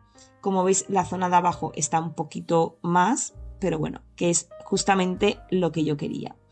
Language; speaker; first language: Spanish; native; Spanish